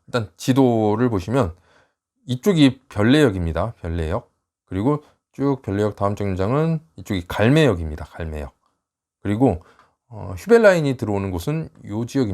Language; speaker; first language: Korean; native; Korean